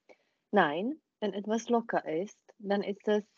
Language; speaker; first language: German; non-native, fluent; Czech